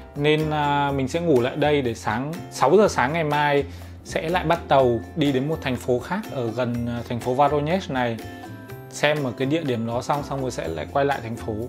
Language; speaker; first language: Vietnamese; native; Vietnamese